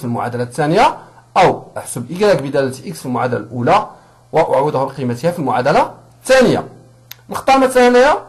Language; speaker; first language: French; non-native, local second language; Arabic